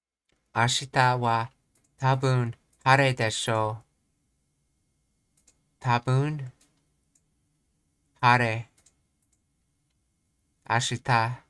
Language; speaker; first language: Japanese; non-native, learner; English